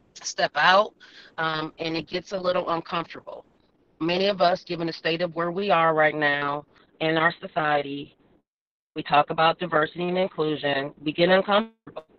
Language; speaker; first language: English; native; English